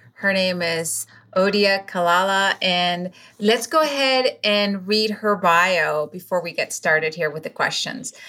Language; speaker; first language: English; non-native, fluent; Spanish